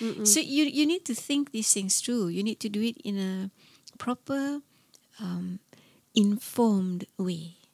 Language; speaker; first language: English; non-native, local second language; Malay